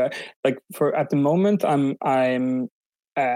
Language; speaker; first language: English; non-native, fluent; Swedish